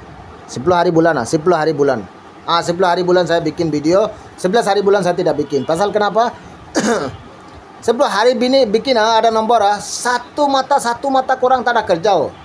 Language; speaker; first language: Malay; non-native, learner; Bangla